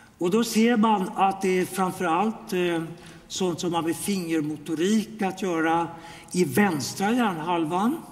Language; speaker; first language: Swedish; native; Swedish